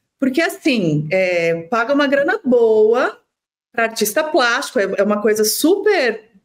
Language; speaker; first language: Portuguese; native; Portuguese